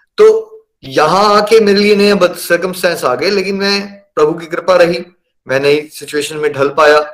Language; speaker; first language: Hindi; native; Hindi